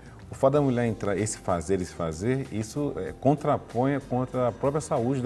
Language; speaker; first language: Portuguese; native; Portuguese